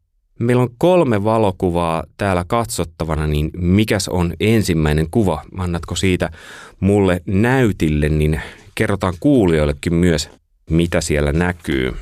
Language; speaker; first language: Finnish; native; Finnish